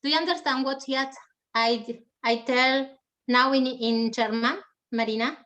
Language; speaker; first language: English; non-native, learner; German